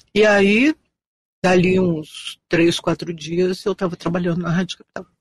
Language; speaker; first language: Portuguese; native; Portuguese